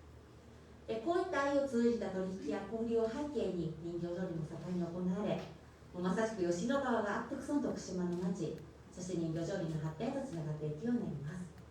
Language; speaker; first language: Japanese; native; Japanese